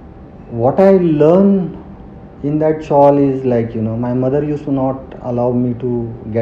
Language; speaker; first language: English; non-native, local second language; Marathi